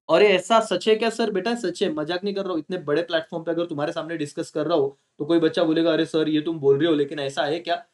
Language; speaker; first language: Hindi; non-native, local second language; Marathi